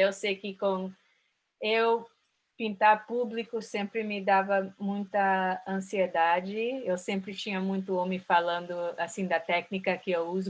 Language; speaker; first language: Portuguese; early bilingual, heritage; Portuguese